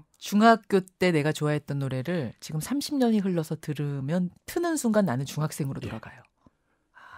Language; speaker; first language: Korean; native; Korean